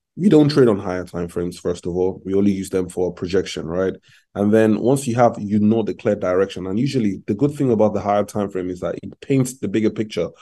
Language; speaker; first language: English; non-native, local second language; Yoruba